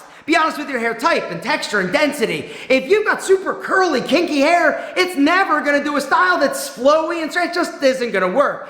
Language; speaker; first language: English; native; English